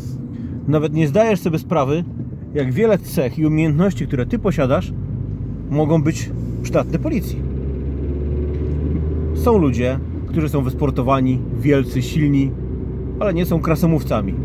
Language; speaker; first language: Polish; native; Polish